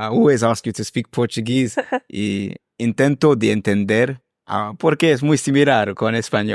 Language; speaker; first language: Spanish; non-native, fluent; English